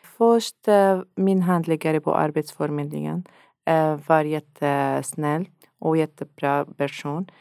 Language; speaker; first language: Swedish; non-native, learner; Arabic